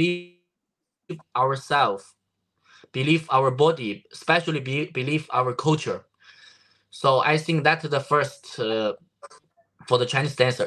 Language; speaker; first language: English; non-native, learner; Chinese